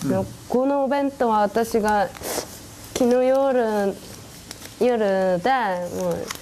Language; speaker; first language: Japanese; non-native, learner; Korean